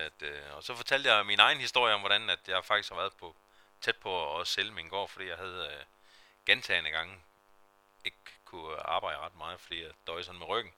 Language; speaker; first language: Danish; native; Danish